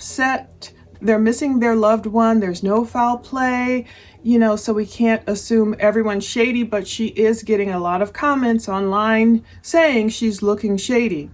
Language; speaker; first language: English; native; English